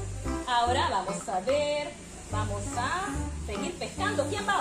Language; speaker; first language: Spanish; native; Spanish